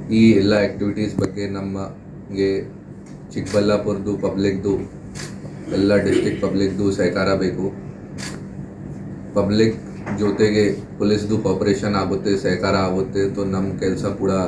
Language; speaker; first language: Kannada; non-native, local second language; Hindi